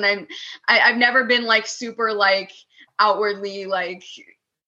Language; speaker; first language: English; native; English